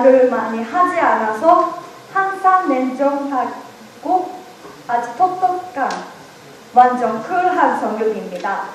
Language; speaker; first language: Korean; non-native, learner; Japanese